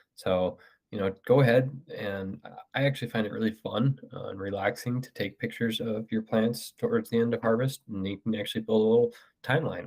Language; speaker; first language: English; native; English